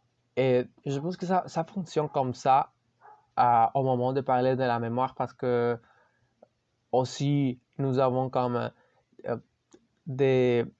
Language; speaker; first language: French; non-native, learner; Spanish